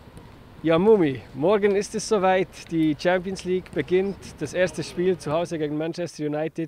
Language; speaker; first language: German; native; German